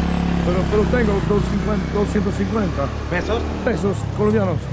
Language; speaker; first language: Spanish; non-native, learner; English